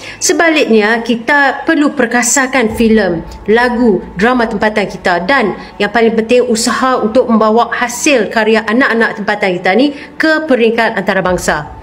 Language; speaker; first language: Malay; native; Malay